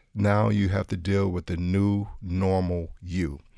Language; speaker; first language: English; native; English